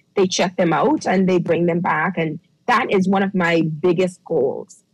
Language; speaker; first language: English; early bilingual, other home language; Haitian Creole